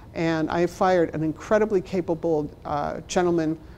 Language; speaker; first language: English; native; English